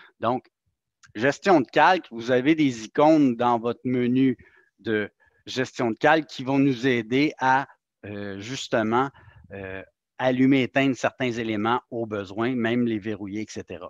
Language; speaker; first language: French; native; French